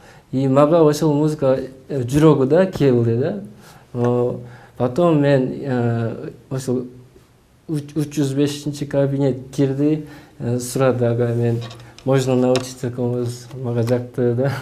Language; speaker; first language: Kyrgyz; non-native, learner; Korean